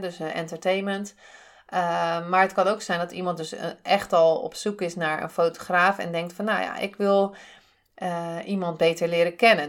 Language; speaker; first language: Dutch; native; Dutch